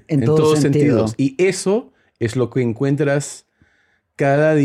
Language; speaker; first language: Spanish; early bilingual, heritage; Spanish